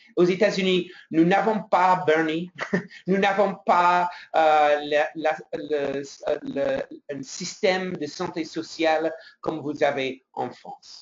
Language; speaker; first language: French; non-native, fluent; English